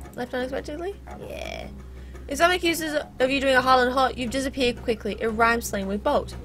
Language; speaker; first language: English; native; English